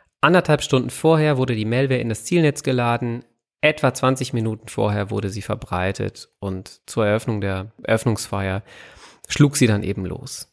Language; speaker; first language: German; native; German